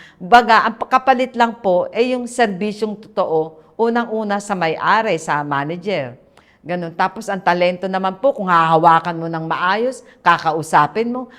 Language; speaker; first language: Filipino; native; Filipino